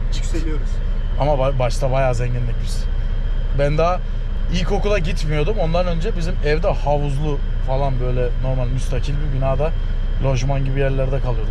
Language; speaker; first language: Turkish; native; Turkish